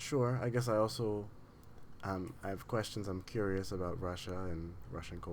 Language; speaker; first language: English; non-native, learner; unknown